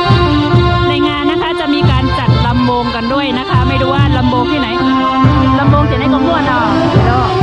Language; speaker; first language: Thai; non-native, fluent; Khün